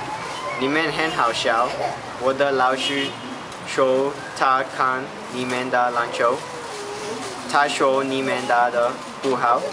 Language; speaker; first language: Chinese; non-native, learner; English